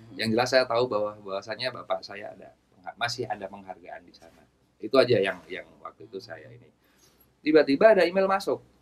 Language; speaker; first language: Indonesian; native; Indonesian